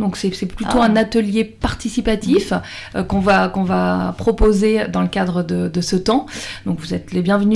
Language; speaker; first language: French; native; French